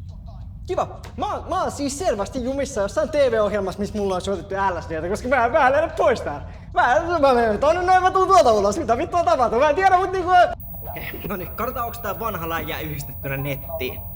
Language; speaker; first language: Finnish; native; Finnish